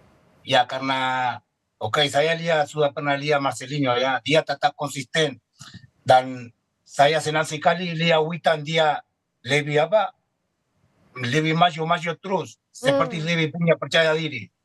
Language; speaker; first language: Indonesian; non-native, fluent; Spanish